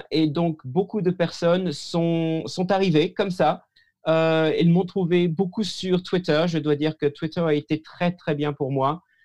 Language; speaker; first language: French; native; French